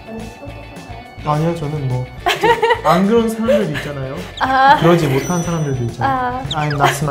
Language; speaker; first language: Korean; native; Korean